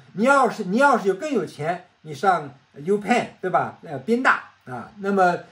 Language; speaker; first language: Chinese; native; Chinese